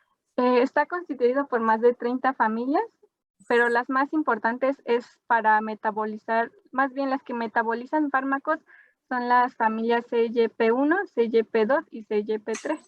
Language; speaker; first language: Spanish; native; Spanish